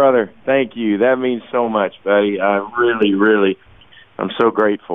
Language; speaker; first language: English; native; English